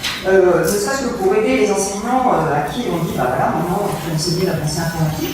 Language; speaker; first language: French; native; French